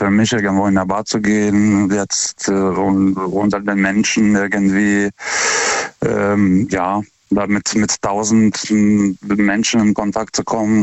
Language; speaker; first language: German; non-native, fluent; Lithuanian